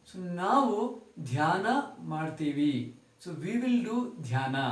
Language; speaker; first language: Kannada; non-native, local second language; Telugu